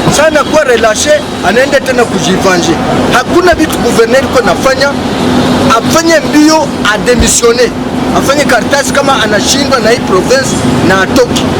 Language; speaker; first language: Swahili; native; Swahili